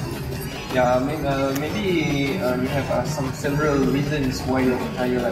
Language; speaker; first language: English; non-native, learner; Malay